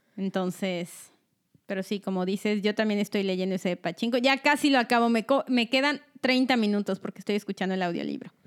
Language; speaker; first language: Spanish; native; Spanish